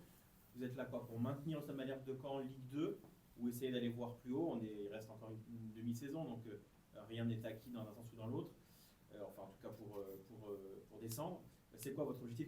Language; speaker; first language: French; native; French